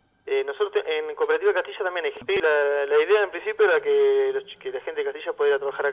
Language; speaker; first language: Spanish; native; Spanish